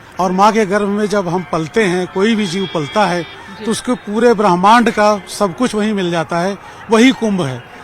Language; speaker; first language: Hindi; native; Hindi